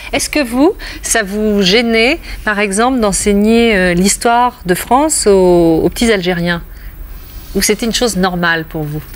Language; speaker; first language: French; native; French